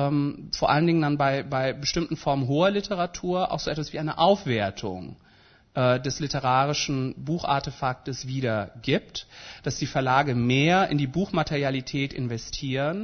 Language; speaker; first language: German; native; German